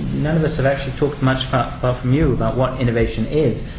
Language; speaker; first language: English; native; English